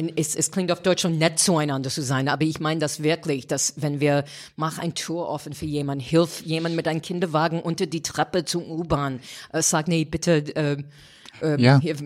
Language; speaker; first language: German; non-native, fluent; English